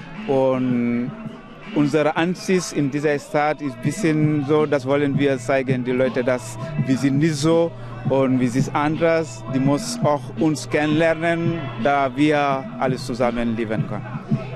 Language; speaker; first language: German; non-native, learner; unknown